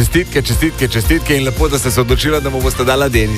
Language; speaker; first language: Slovenian; native; Slovenian